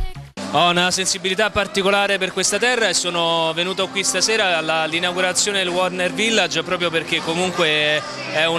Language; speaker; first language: Italian; native; Italian